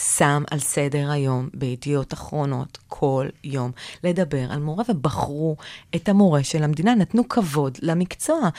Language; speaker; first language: Hebrew; native; Hebrew